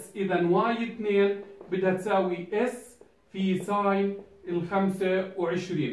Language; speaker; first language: Arabic; native; Arabic